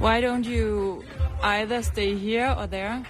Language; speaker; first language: English; non-native, fluent; Danish